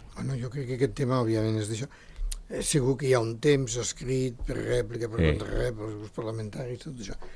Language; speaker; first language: Catalan; native; Catalan